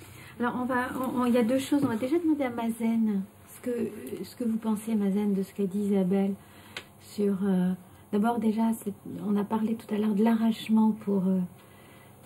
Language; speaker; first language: French; native; French